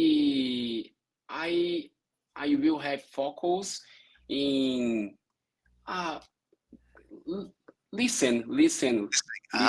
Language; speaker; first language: English; non-native, learner; Portuguese